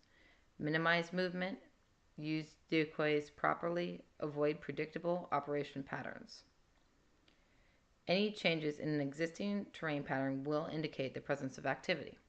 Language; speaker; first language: English; native; English